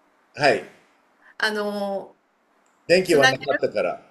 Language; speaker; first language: Japanese; non-native, fluent; English